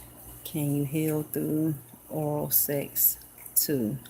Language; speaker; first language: English; native; English